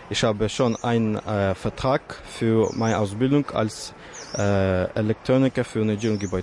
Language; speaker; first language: German; early bilingual, other home language; Ukrainian